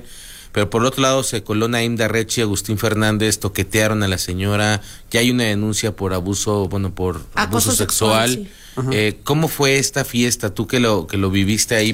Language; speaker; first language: Spanish; native; Spanish